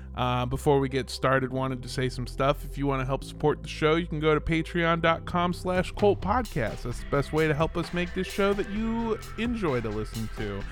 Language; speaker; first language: English; native; English